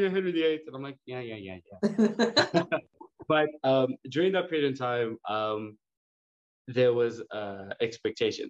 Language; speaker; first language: English; native; English